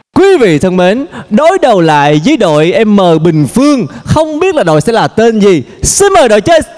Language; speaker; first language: Vietnamese; native; Vietnamese